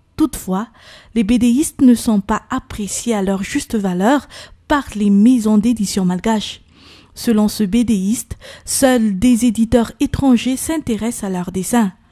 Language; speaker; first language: French; non-native, local second language; Malagasy